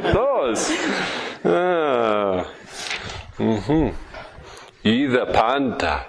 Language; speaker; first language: Greek; non-native, fluent; English